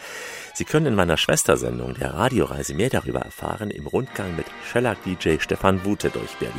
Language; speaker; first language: German; native; German